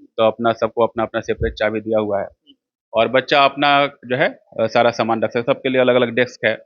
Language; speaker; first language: Hindi; native; Hindi